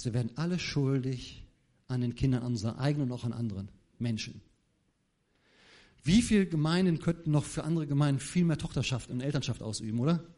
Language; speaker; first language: German; native; German